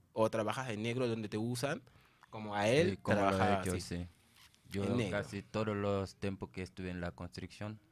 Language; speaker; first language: Spanish; non-native, fluent; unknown